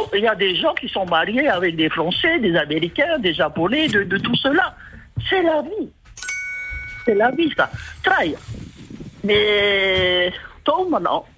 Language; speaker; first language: French; non-native, local second language; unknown